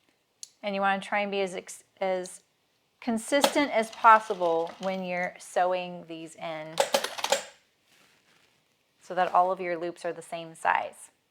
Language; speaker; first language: English; native; English